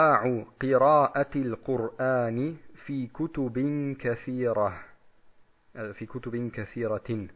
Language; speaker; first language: Arabic; non-native, fluent; German